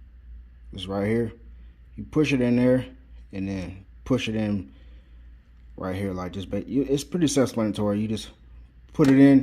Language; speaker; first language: English; native; English